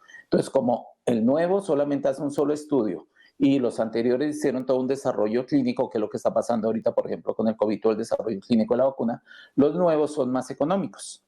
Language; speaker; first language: Spanish; native; Spanish